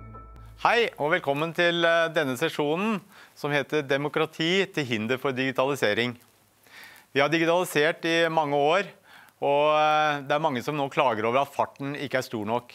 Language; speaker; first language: Norwegian; native; Norwegian